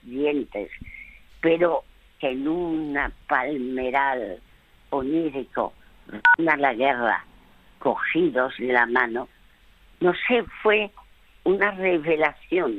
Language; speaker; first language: Spanish; early bilingual, other home language; French